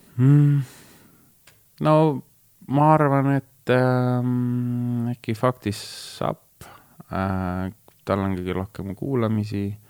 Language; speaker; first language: Estonian; native; Estonian